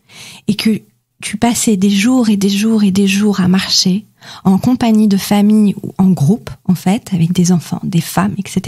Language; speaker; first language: French; native; French